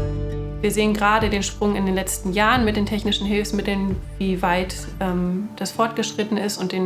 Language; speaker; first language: German; native; German